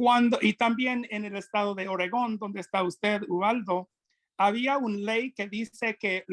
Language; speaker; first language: Spanish; non-native, fluent; English